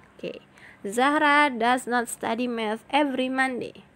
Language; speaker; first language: English; non-native, fluent; Indonesian